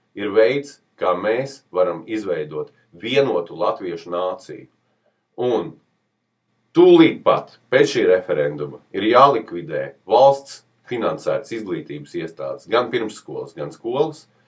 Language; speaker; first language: Latvian; native; Latvian